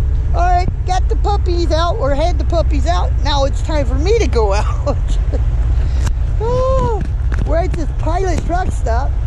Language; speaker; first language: English; native; English